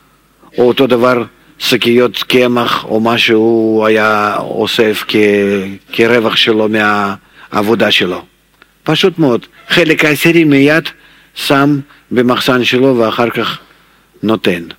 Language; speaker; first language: Hebrew; non-native, fluent; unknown